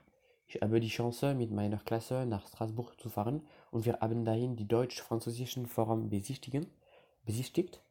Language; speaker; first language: German; non-native, learner; French